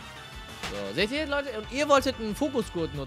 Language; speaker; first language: German; native; German